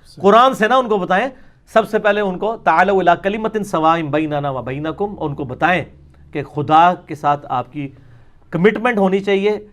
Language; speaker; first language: Urdu; non-native, local second language; Punjabi